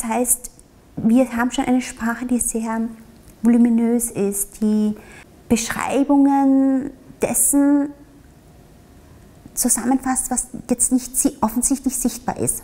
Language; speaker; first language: German; early bilingual, other home language; Vietnamese